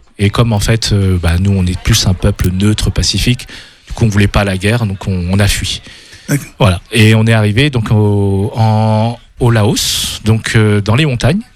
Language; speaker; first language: French; early bilingual, other home language; Hmong